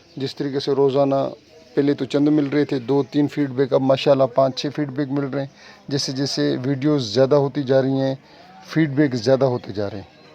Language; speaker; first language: Urdu; non-native, local second language; Sindhi